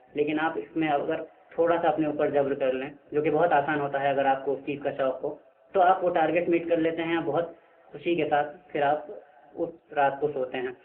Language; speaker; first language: Urdu; native; Urdu